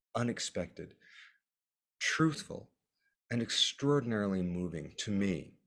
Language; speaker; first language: English; native; English